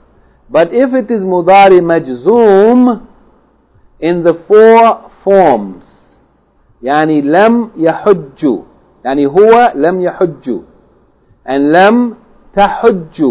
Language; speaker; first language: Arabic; non-native, fluent; English